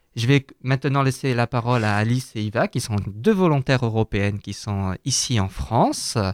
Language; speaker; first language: French; native; French